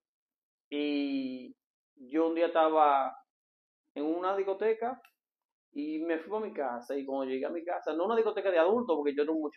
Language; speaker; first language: Spanish; native; Spanish